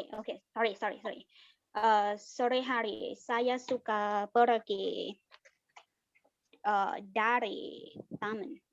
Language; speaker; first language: Indonesian; non-native, learner; Thai